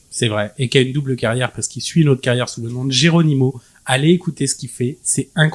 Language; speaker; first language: French; native; French